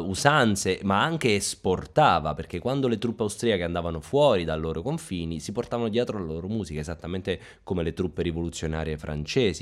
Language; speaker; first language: Italian; native; Italian